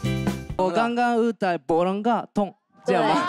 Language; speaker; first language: Chinese; non-native, learner; Japanese